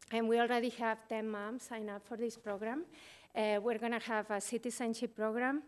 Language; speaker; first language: English; non-native, fluent; Spanish